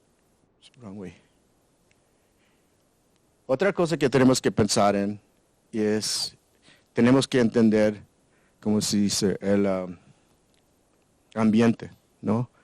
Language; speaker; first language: Spanish; non-native, learner; English